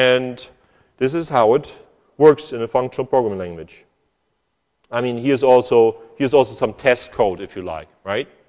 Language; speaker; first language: English; non-native, fluent; German